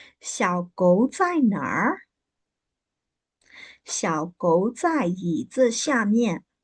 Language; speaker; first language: Chinese; non-native, fluent; Burmese